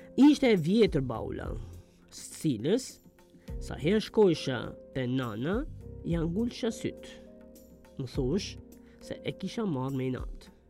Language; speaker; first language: Albanian; native; Albanian